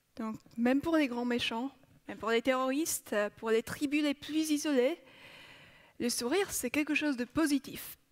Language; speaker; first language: French; non-native, fluent; Polish